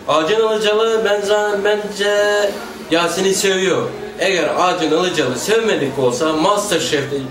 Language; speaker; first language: Turkish; non-native, fluent; Turkmen